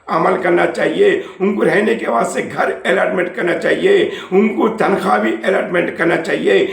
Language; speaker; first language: Hindi; non-native, local second language; Telugu